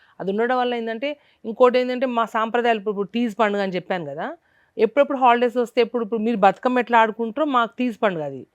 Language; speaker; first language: Telugu; non-native, local second language; Lambadi